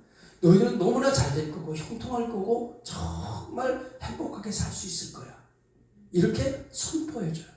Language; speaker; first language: Korean; native; Korean